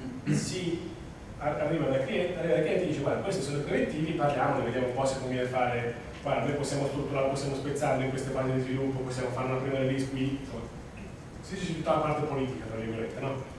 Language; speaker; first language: Italian; native; Italian